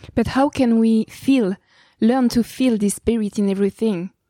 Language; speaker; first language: English; non-native, fluent; French